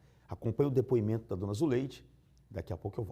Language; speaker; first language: Portuguese; native; Portuguese